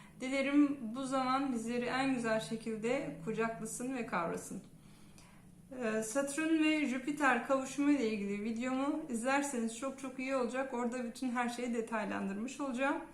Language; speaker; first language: Turkish; native; Turkish